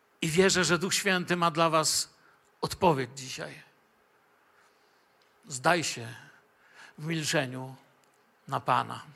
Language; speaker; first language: Polish; native; Polish